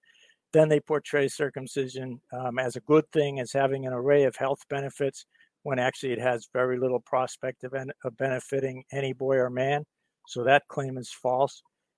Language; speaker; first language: English; native; English